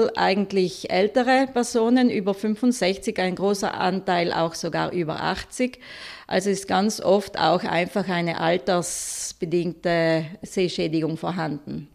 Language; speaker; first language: German; native; German